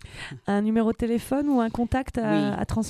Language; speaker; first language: French; native; French